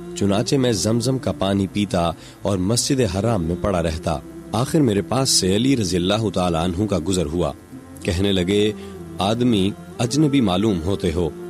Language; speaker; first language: Urdu; non-native, local second language; Punjabi